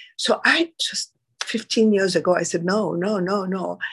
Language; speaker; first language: English; non-native, fluent; Arabic